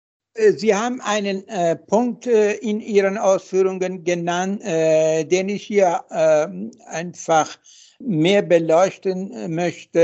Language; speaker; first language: German; non-native, fluent; Persian